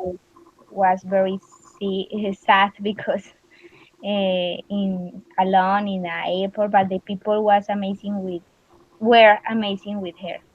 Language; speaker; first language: English; non-native, learner; Spanish